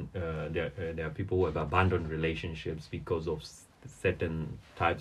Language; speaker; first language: English; non-native, local second language; Swahili